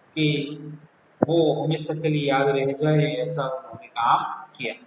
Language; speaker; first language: Hindi; non-native, local second language; Gujarati